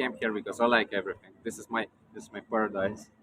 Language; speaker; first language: English; non-native, learner; Russian